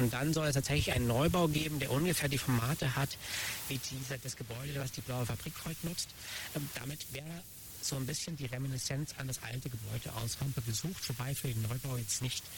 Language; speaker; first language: German; native; German